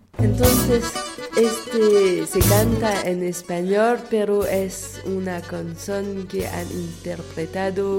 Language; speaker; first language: Spanish; non-native, learner; French